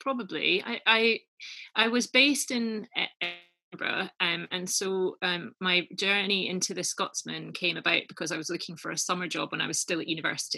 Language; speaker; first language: English; native; English